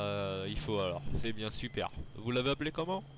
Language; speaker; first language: French; native; French